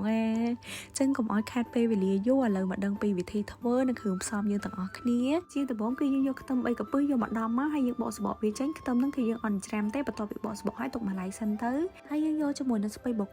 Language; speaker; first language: Khmer; native; Khmer